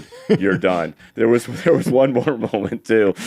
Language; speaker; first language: English; native; English